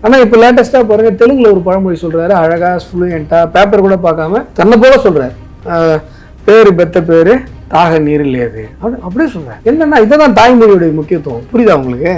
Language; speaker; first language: Tamil; native; Tamil